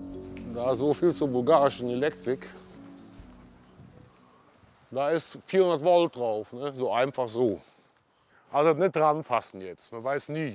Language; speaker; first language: German; native; German